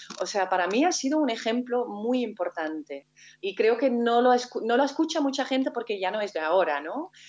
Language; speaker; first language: Spanish; non-native, fluent; Dutch